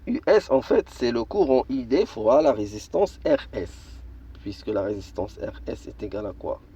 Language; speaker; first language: French; non-native, local second language; Arabic